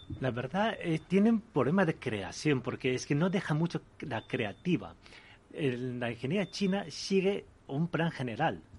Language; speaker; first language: Spanish; early bilingual, other home language; Chinese